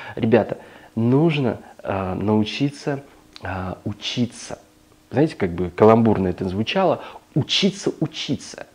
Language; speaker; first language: Russian; native; Russian